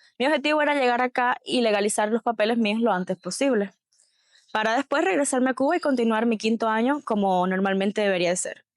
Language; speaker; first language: Spanish; native; Spanish